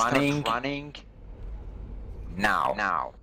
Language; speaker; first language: English; non-native, learner; German